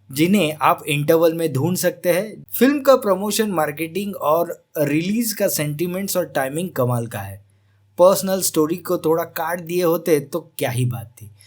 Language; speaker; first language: Hindi; non-native, local second language; Marathi